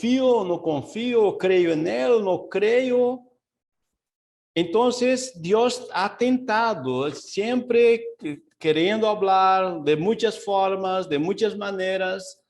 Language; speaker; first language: Spanish; non-native, fluent; Portuguese